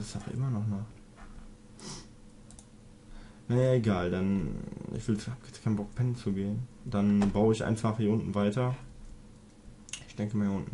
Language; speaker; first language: German; native; German